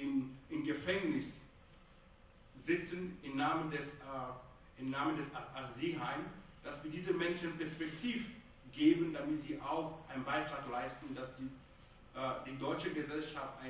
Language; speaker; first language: German; non-native, fluent; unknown